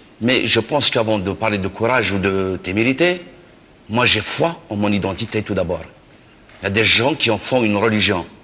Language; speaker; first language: French; non-native, local second language; Kabyle